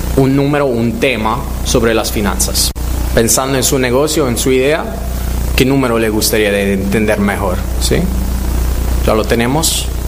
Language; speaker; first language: Spanish; non-native, fluent; Italian